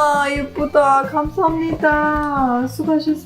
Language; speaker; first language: Korean; non-native, learner; Persian